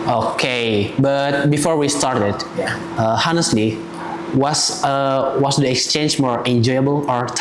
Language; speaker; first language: English; non-native, learner; Indonesian